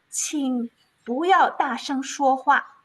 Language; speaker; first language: Chinese; early bilingual, heritage; Chinese